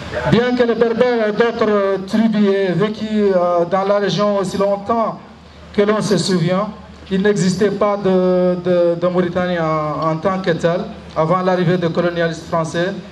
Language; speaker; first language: French; non-native, local second language; Arabic